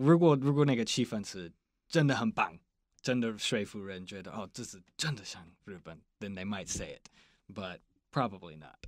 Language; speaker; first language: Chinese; non-native, fluent; English